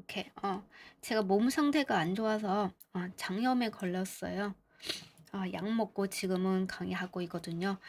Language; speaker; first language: Korean; non-native, fluent; Chinese